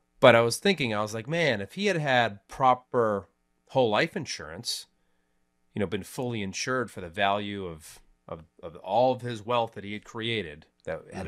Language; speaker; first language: English; native; English